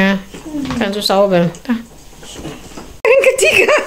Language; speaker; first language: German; non-native, learner; Indonesian